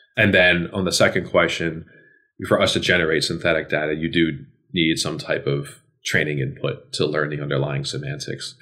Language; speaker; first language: English; native; English